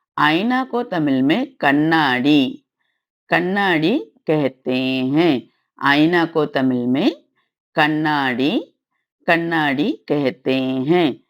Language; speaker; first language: Hindi; non-native, local second language; Tamil